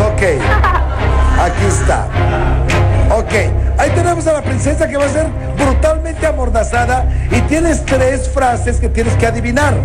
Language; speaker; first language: Spanish; native; Spanish